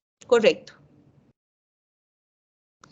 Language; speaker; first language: Spanish; native; Spanish